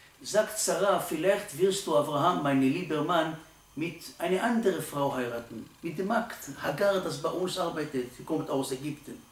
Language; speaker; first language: German; non-native, learner; Hebrew